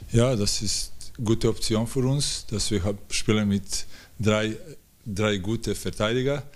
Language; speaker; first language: German; non-native, learner; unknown